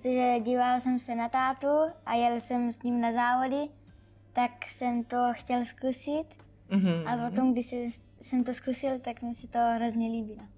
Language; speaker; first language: Czech; early bilingual, heritage; Czech